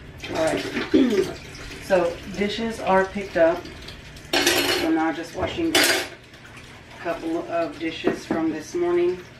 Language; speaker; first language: English; early bilingual, other home language; Spanish